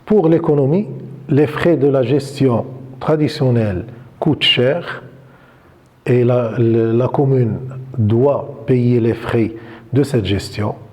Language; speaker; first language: French; non-native, local second language; Arabic